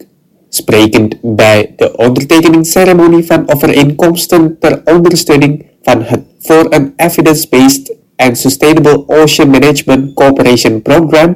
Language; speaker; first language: Dutch; non-native, fluent; Indonesian